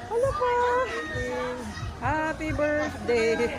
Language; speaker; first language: Filipino; native; Filipino